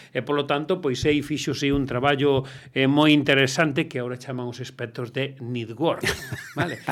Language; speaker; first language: Galician; non-native, local second language; Spanish